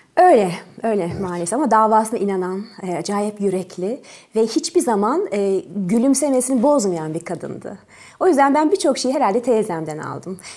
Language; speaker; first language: Turkish; early bilingual, other home language; French